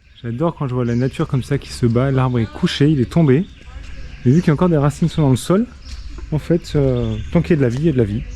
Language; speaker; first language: French; native; French